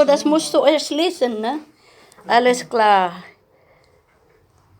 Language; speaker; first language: German; non-native, learner; Filipino